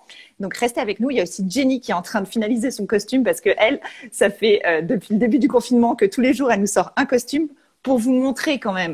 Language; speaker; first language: French; native; French